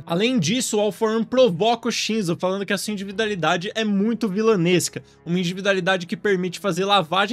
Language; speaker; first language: Portuguese; native; Portuguese